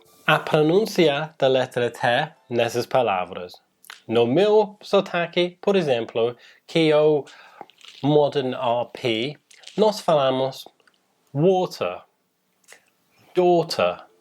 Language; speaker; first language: Portuguese; non-native, fluent; English